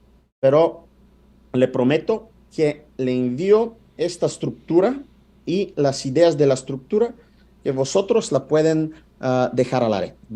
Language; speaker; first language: Spanish; non-native, fluent; Italian